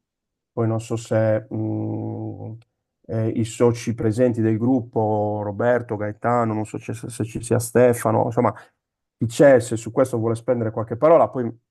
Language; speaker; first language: Italian; native; Italian